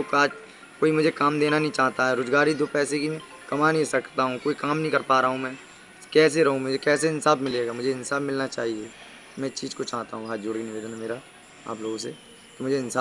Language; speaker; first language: Hindi; native; Hindi